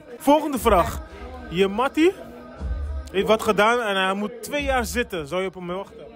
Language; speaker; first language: Dutch; native; Dutch